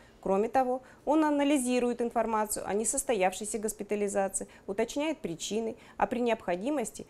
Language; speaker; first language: Russian; native; Russian